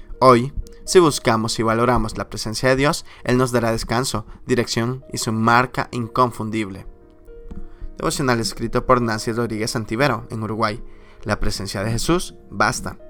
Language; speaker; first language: Spanish; native; Spanish